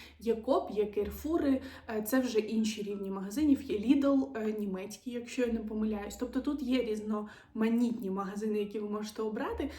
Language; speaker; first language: Ukrainian; native; Ukrainian